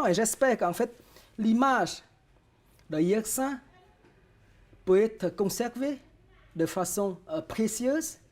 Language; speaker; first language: French; non-native, fluent; Vietnamese